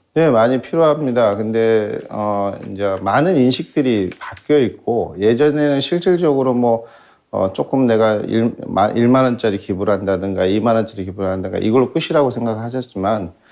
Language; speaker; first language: Korean; native; Korean